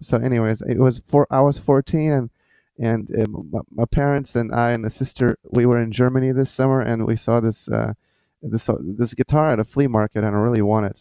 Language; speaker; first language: English; non-native, fluent; Lithuanian